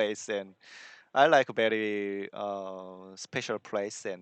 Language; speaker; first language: English; non-native, learner; Korean